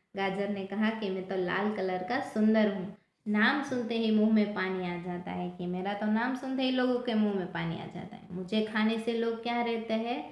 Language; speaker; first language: Hindi; non-native, local second language; Gujarati